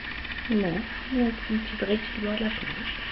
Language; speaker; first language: French; native; French